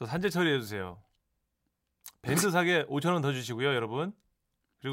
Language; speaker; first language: Korean; native; Korean